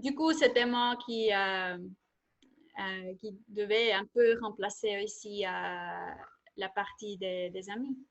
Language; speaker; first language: French; non-native, fluent; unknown